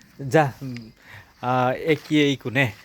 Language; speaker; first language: Japanese; non-native, learner; Bangla